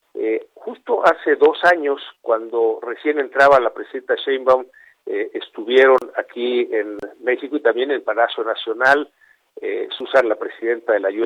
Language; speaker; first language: Spanish; native; Spanish